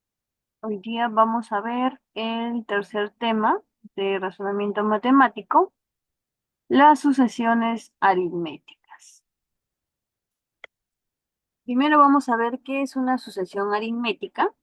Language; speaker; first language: Spanish; native; Spanish